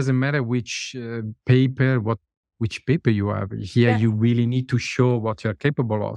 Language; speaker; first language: English; non-native, fluent; Italian